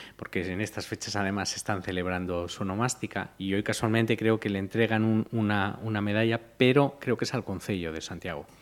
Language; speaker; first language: Spanish; native; Spanish